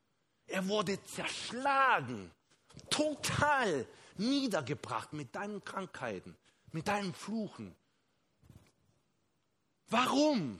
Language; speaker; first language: German; non-native, fluent; Spanish